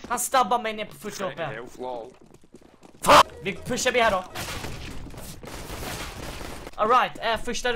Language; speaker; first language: Swedish; native; Swedish